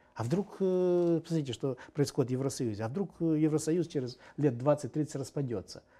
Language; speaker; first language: Russian; native; Russian